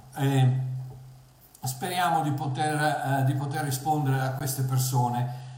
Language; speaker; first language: Italian; early bilingual, heritage; Italian